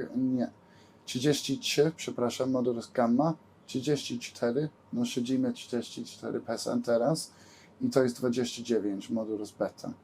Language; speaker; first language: Polish; non-native, learner; English